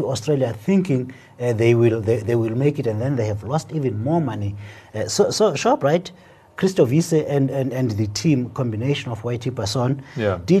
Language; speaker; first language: English; non-native, local second language; Xhosa